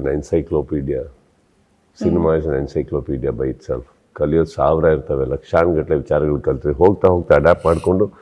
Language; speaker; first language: Kannada; native; Kannada